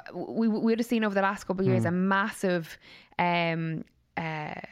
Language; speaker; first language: English; native; English